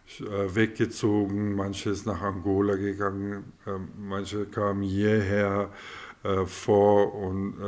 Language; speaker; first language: German; non-native, local second language; Afrikaans